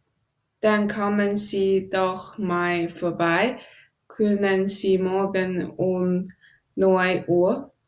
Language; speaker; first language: German; non-native, learner; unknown